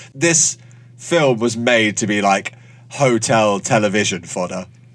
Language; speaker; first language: English; native; English